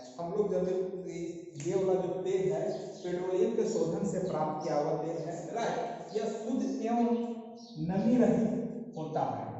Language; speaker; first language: Hindi; non-native, local second language; Santali